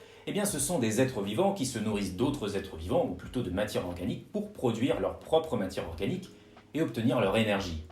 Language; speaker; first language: French; native; French